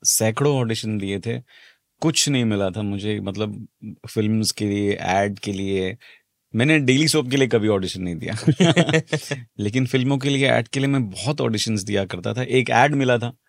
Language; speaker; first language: Hindi; native; Hindi